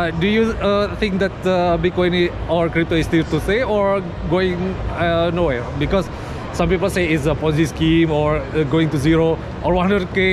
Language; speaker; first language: English; non-native, fluent; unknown